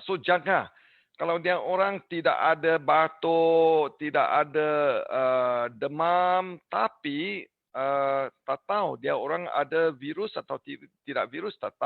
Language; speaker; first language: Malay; non-native, learner; English